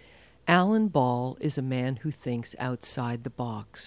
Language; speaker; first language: English; native; English